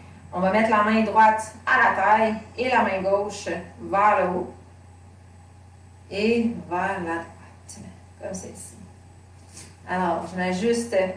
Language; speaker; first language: French; native; French